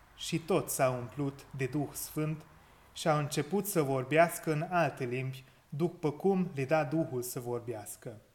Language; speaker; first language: Romanian; non-native, local second language; Hungarian